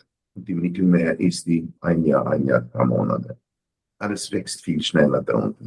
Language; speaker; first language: German; early bilingual, heritage; German